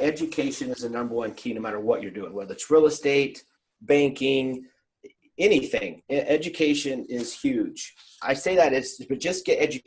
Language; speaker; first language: English; native; English